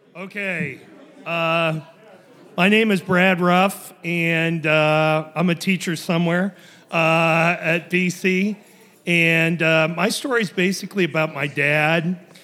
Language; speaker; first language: English; native; English